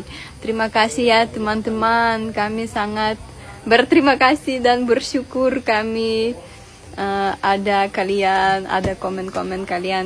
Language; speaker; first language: Indonesian; non-native, learner; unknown